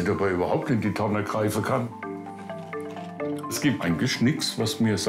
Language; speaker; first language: German; native; German